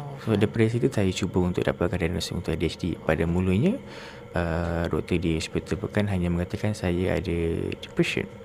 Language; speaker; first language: Malay; native; Malay